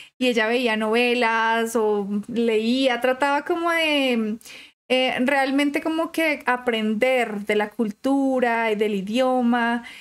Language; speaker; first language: Spanish; native; Spanish